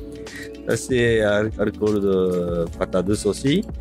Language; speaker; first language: French; non-native, learner; Japanese